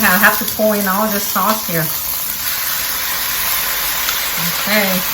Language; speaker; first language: English; early bilingual, other home language; Vietnamese